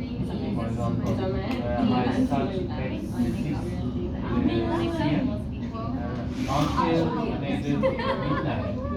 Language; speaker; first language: English; non-native, learner; Arabic